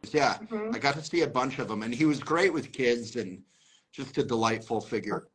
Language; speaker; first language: English; native; English